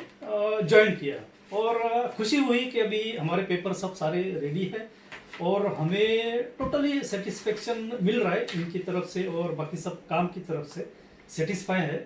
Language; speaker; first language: Hindi; native; Hindi